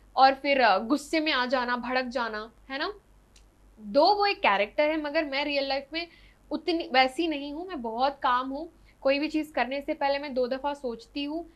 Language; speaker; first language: Hindi; non-native, local second language; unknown